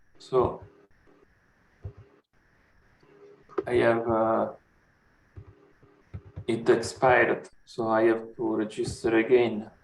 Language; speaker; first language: English; non-native, fluent; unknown